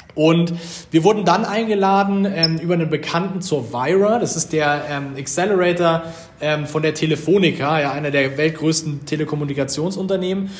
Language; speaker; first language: German; native; German